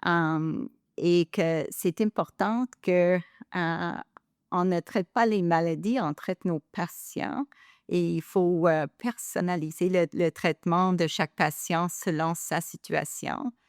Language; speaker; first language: French; non-native, local second language; English